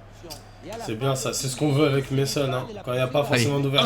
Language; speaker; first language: French; native; French